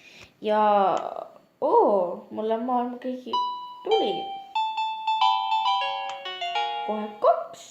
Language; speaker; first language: Estonian; non-native, local second language; Russian